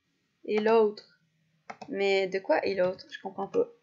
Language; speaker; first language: French; native; French